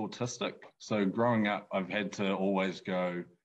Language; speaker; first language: English; native; English